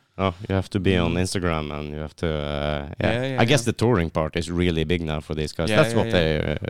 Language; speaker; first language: English; non-native, fluent; Norwegian